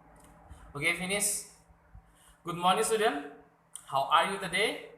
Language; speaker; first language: English; non-native, learner; Indonesian